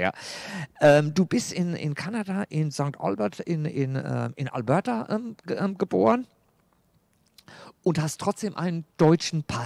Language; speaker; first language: German; native; German